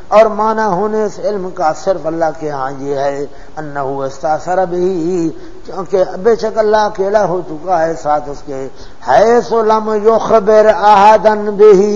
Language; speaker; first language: Urdu; non-native, local second language; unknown